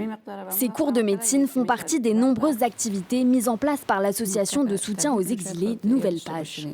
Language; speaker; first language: French; native; French